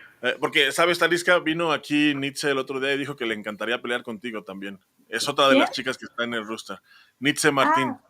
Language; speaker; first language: Spanish; native; Spanish